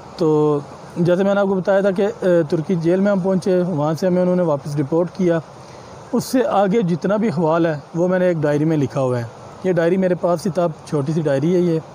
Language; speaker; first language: Urdu; non-native, local second language; Punjabi